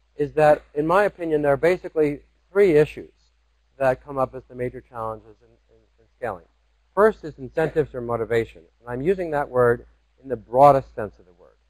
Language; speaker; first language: English; native; English